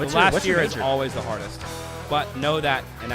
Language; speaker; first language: English; native; English